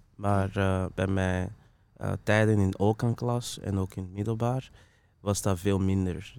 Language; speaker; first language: Dutch; non-native, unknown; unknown